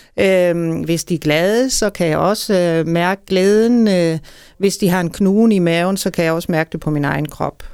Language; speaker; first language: Danish; native; Danish